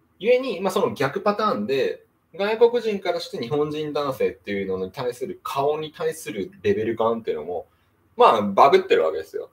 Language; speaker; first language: Japanese; native; Japanese